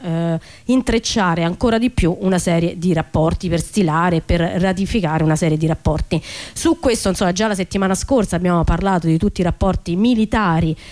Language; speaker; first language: Italian; native; Italian